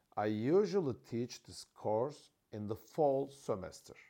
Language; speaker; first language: English; non-native, fluent; Turkish